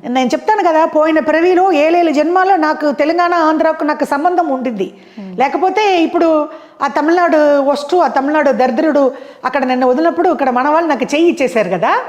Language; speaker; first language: Telugu; non-native, local second language; Tamil